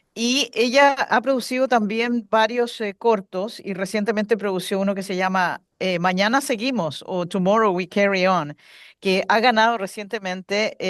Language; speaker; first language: Spanish; native; Spanish